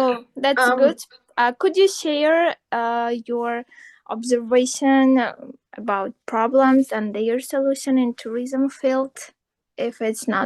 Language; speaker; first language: English; non-native, fluent; Uzbek